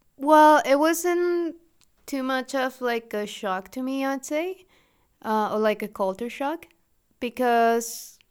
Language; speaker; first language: English; non-native, fluent; Spanish